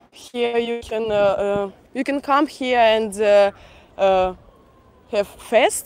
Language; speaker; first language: English; non-native, fluent; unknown